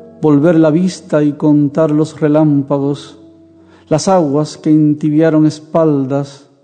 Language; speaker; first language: Spanish; native; Spanish